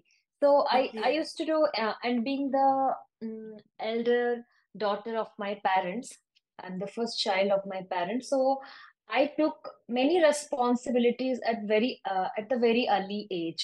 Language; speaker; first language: English; non-native, local second language; Odia